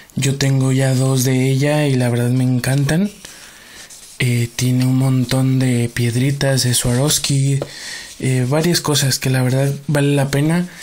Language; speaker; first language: Spanish; native; Spanish